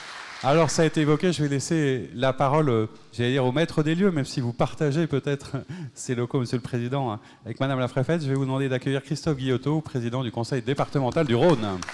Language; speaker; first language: French; native; French